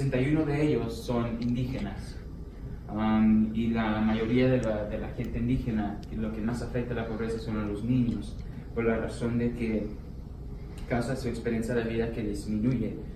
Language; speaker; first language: Spanish; early bilingual, heritage; Spanish